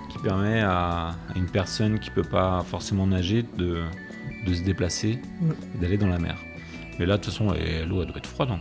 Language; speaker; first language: French; native; French